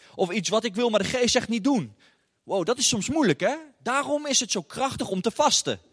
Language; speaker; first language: Dutch; native; Dutch